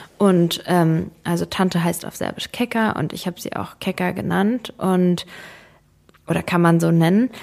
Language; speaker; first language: German; early bilingual, other home language; Serbian